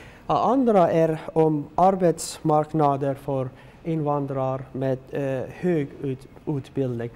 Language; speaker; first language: Swedish; non-native, learner; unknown